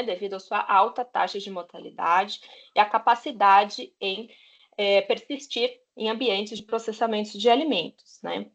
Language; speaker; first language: Portuguese; native; Portuguese